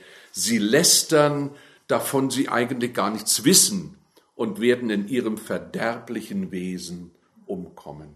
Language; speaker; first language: German; native; German